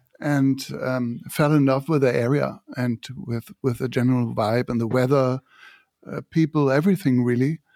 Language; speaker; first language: English; non-native, fluent; German